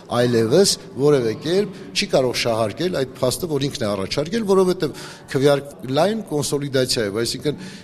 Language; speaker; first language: Armenian; native; Armenian